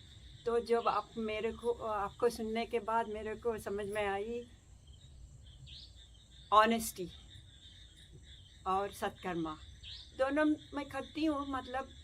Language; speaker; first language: Hindi; non-native, local second language; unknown